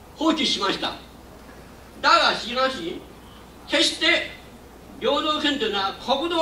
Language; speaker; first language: Japanese; non-native, local second language; Min Nan Chinese